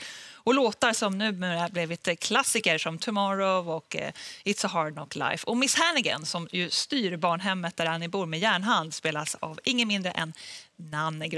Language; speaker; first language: Swedish; native; Swedish